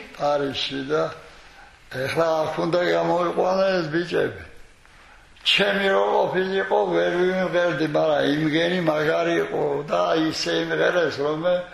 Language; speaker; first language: Georgian; non-native, local second language; Mingrelian